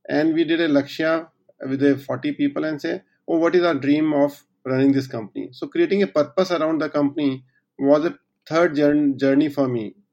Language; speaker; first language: English; non-native, local second language; Hindi